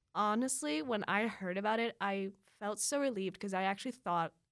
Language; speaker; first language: English; early bilingual, other home language; Filipino